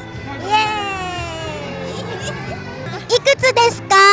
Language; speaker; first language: Japanese; native; Japanese